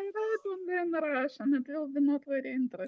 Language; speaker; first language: English; non-native, fluent; Russian